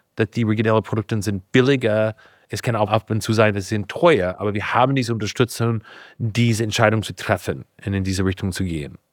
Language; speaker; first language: German; non-native, fluent; English